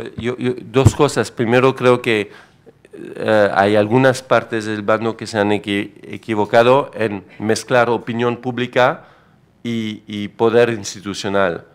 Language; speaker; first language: Spanish; non-native, fluent; French